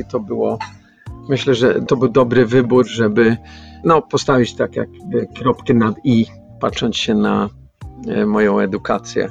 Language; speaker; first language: Polish; early bilingual, heritage; Polish